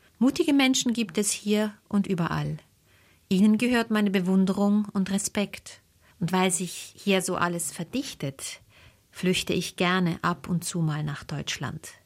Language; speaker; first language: German; native; German